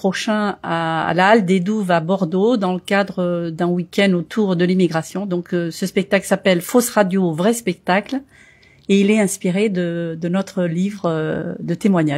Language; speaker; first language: French; early bilingual, other home language; Portuguese